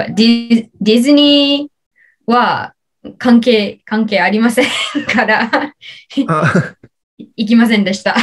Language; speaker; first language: Japanese; non-native, learner; English